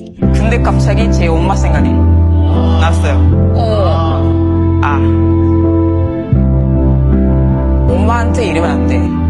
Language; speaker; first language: Korean; non-native, fluent; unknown